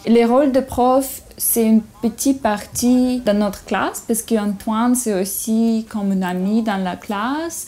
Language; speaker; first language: French; non-native, learner; Russian